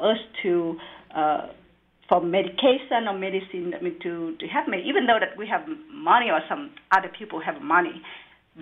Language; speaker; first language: English; non-native, learner; Vietnamese